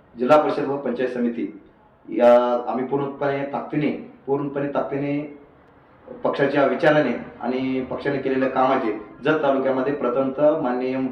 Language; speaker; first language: Marathi; native; Marathi